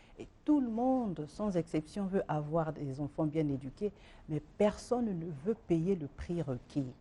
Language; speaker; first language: French; non-native, local second language; Lingala